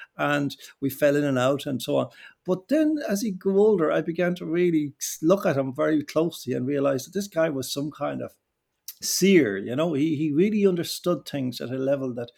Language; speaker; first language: English; native; English